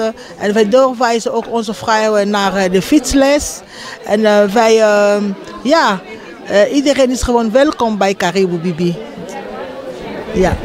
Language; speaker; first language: Dutch; non-native, fluent; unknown